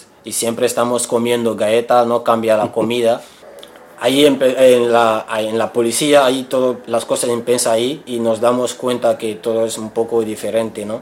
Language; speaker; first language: Spanish; non-native, learner; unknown